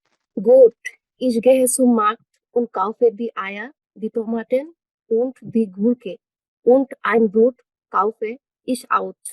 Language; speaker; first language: German; non-native, learner; Bangla